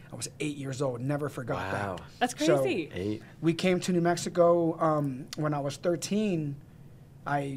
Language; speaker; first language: English; native; English